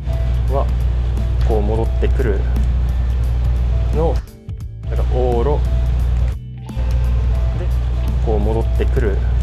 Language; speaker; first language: Japanese; native; Japanese